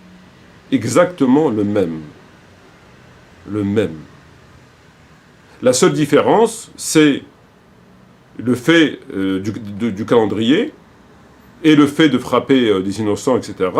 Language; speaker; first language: French; native; French